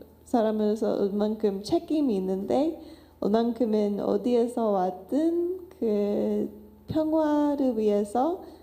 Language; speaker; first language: Korean; non-native, fluent; English